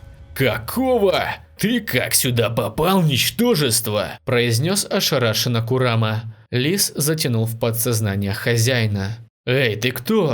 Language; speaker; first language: Russian; native; Russian